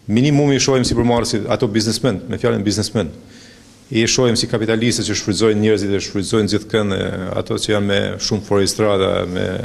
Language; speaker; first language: Albanian; native; Albanian